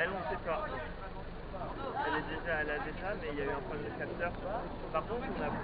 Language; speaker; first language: French; native; French